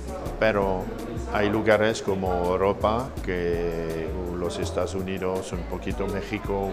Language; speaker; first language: Spanish; non-native, fluent; French